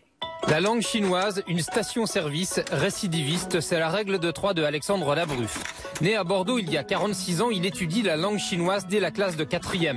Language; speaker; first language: French; native; French